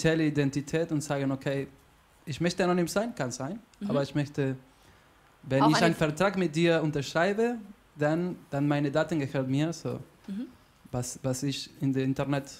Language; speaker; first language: German; non-native, learner; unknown